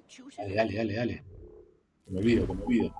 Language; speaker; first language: Spanish; native; Spanish